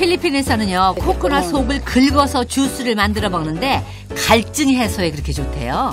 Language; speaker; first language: Korean; native; Korean